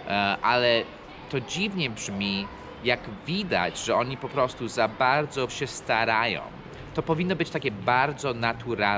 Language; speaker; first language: Polish; non-native, fluent; English